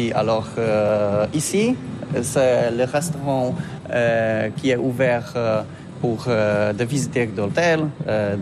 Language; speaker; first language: French; non-native, learner; Polish